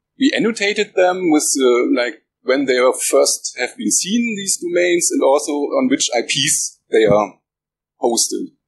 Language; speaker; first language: English; non-native, fluent; German